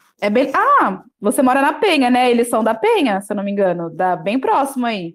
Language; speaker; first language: Portuguese; native; Portuguese